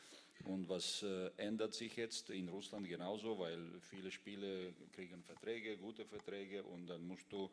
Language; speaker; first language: German; non-native, fluent; Russian